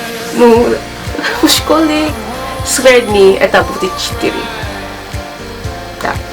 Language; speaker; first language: Russian; non-native, learner; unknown